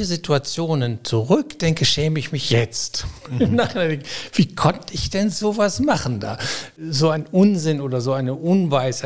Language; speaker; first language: German; native; German